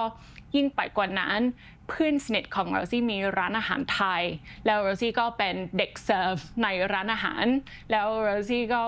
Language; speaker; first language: Thai; non-native, fluent; English